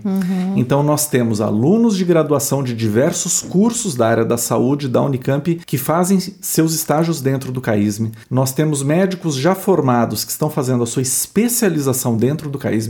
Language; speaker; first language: Portuguese; native; Portuguese